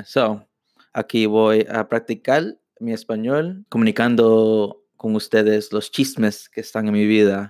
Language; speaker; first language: Spanish; early bilingual, heritage; English